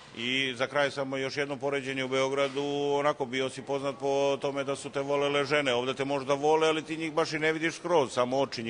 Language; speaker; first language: Serbian; native; Serbian